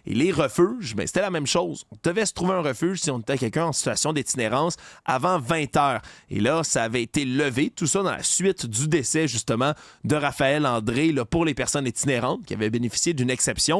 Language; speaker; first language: French; native; French